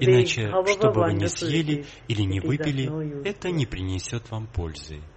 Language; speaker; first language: Russian; native; Russian